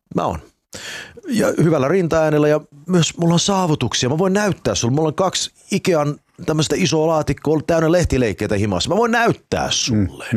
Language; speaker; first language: Finnish; early bilingual, heritage; Finnish